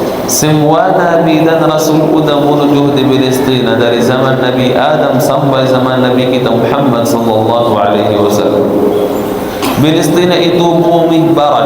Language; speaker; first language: Indonesian; non-native, fluent; Arabic